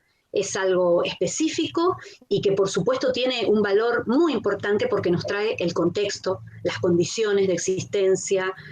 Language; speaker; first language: Spanish; native; Spanish